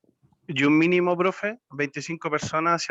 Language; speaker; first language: Spanish; native; Spanish